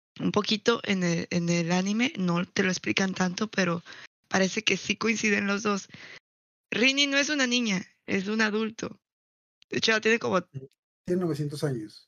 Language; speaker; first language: Spanish; native; Spanish